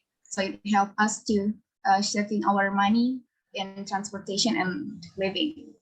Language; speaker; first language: English; non-native, learner; Indonesian